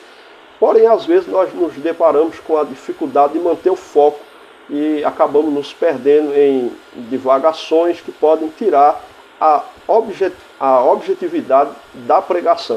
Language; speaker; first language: Portuguese; native; Portuguese